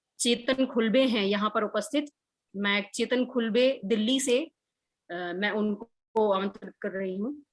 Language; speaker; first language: Hindi; non-native, local second language; Gujarati